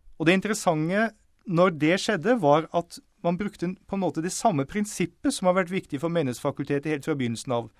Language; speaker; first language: Norwegian; native; Norwegian